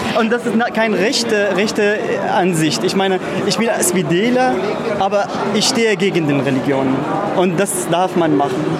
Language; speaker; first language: German; non-native, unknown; Arabic